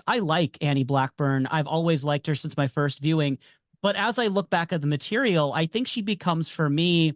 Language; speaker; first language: English; native; English